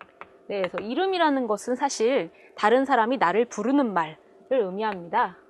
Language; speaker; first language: Korean; native; Korean